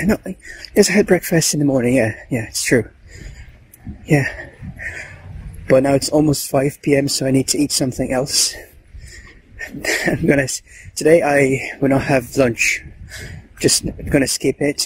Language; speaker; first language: English; non-native, fluent; Portuguese